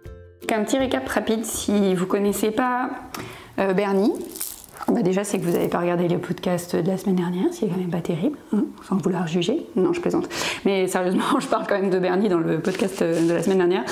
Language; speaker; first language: French; native; French